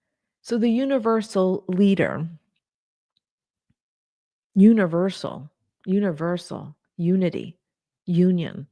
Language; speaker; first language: English; native; English